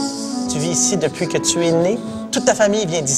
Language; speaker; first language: French; native; French